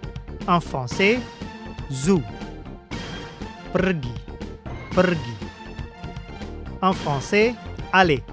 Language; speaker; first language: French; non-native, fluent; Indonesian